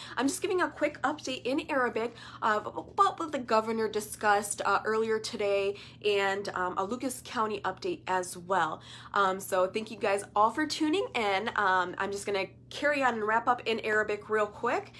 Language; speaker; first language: English; early bilingual, other home language; Arabic